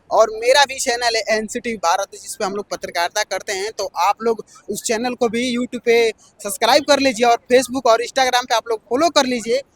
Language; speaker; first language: Hindi; native; Hindi